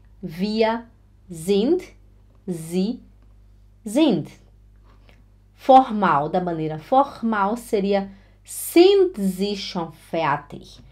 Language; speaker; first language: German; non-native, fluent; Portuguese